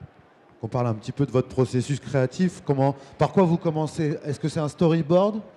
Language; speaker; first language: French; native; French